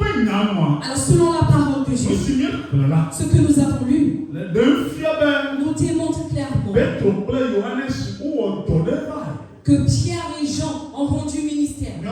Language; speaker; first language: French; non-native, local second language; Ewe